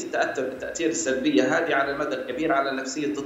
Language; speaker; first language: Arabic; native; Arabic